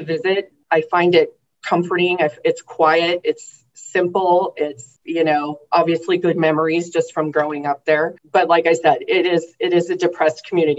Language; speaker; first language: English; native; English